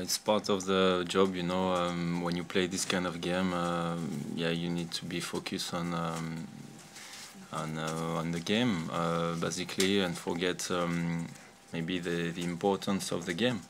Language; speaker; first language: English; non-native, fluent; French